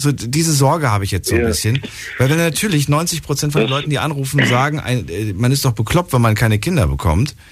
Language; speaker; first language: German; native; German